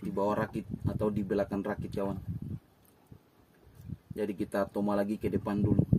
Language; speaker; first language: Indonesian; native; Indonesian